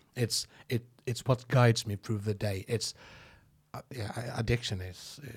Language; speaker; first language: English; non-native, fluent; Norwegian